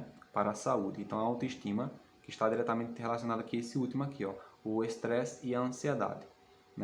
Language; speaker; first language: Portuguese; native; Portuguese